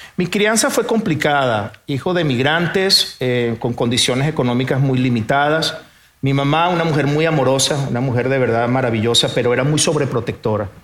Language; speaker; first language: Spanish; early bilingual, other home language; Portuguese